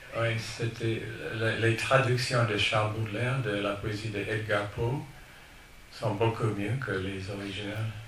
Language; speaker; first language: French; non-native, fluent; English